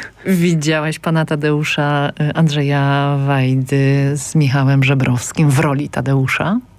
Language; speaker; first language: Polish; native; Polish